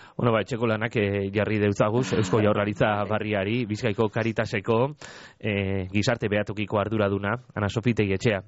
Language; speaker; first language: Basque; native; Basque